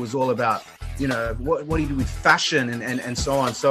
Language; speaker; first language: English; native; English